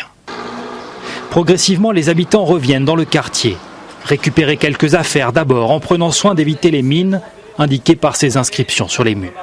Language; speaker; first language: French; native; French